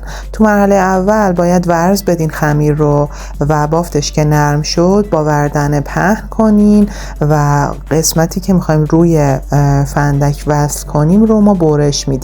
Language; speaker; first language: Persian; native; Persian